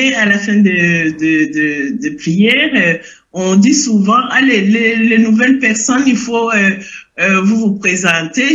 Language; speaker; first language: French; non-native, local second language; Lingala